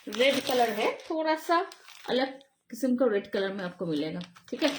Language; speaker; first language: Hindi; non-native, local second language; Bangla